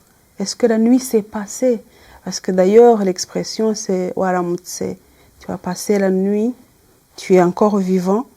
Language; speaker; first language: French; non-native, local second language; Kinyarwanda